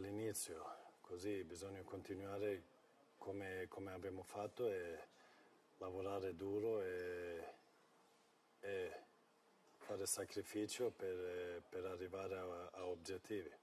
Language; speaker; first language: Italian; non-native, fluent; Swedish